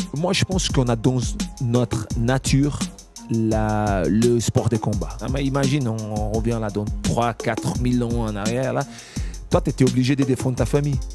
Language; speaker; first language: French; non-native, fluent; Portuguese